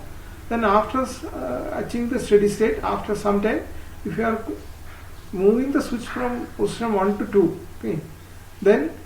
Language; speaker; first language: English; non-native, local second language; Malayalam